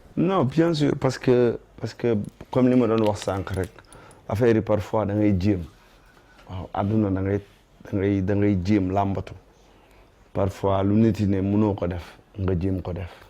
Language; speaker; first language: Wolof; native; Wolof